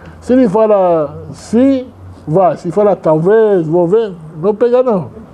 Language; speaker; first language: Portuguese; non-native, fluent; Hebrew